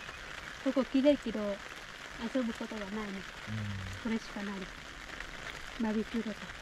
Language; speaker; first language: Japanese; non-native, learner; Vietnamese